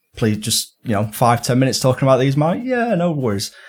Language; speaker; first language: English; native; English